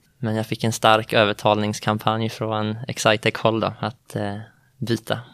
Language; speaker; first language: Swedish; native; Swedish